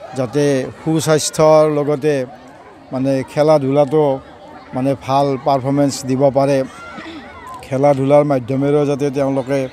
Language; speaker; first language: Assamese; native; Assamese